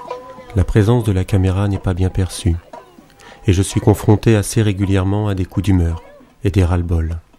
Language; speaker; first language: French; native; French